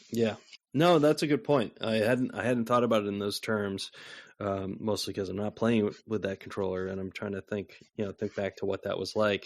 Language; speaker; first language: English; native; English